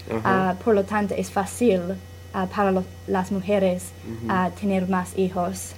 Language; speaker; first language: Spanish; non-native, learner; English